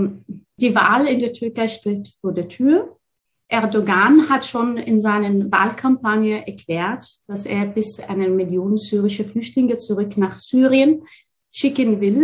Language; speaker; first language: German; non-native, fluent; Arabic